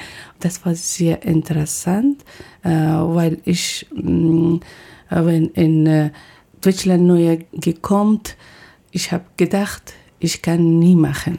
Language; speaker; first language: German; non-native, learner; Persian